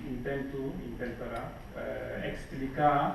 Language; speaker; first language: Catalan; non-native, fluent; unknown